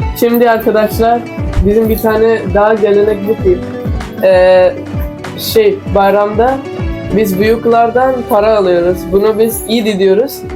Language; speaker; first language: Turkish; non-native, fluent; Urdu